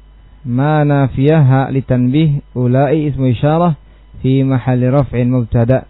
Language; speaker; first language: Arabic; non-native, fluent; Indonesian